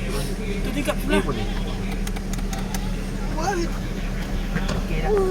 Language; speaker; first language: Malay; native; Malay